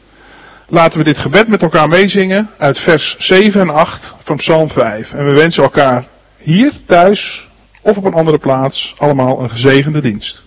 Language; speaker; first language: Dutch; native; Dutch